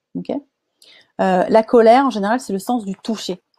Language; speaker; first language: French; native; French